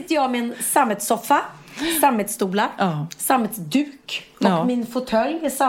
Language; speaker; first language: Swedish; native; Swedish